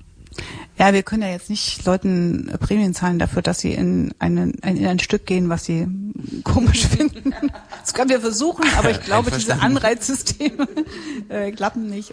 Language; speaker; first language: German; native; German